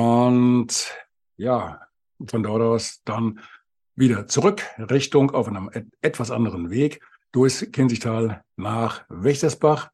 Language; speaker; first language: German; native; German